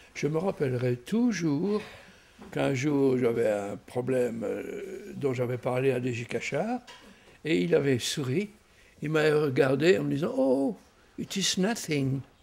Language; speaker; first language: French; native; French